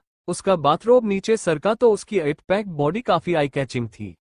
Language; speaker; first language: Hindi; native; Hindi